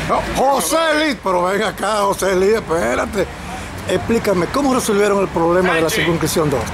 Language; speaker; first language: Spanish; native; Spanish